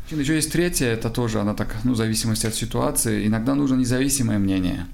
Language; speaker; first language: Russian; non-native, local second language; Tajik